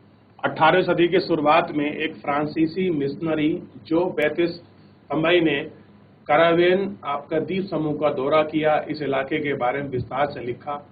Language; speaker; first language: Hindi; native; Hindi